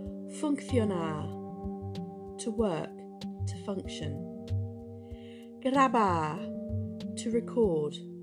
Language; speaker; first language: English; native; English